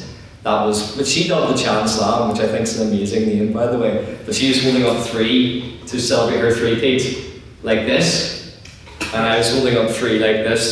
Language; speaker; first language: English; native; English